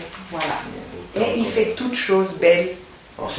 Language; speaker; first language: French; native; French